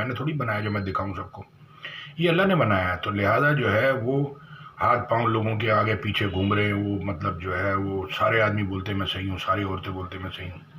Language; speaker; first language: Urdu; native; Urdu